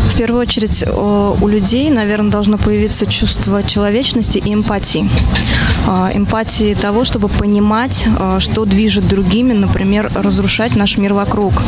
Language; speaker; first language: Russian; native; Russian